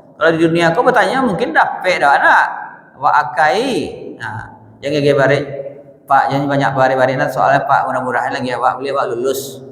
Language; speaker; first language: Malay; non-native, local second language; Minangkabau